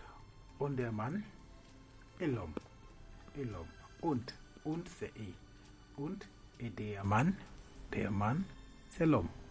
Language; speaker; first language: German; non-native, fluent; French